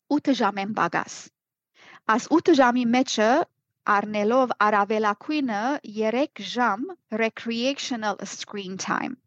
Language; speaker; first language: Armenian; early bilingual, heritage; Armenian